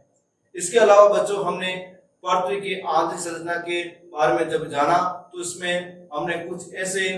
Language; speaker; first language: Hindi; native; Hindi